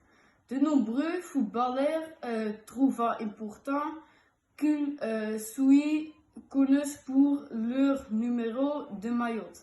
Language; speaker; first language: French; non-native, learner; Dutch